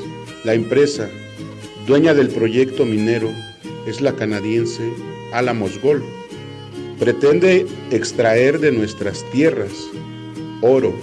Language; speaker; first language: Spanish; native; Spanish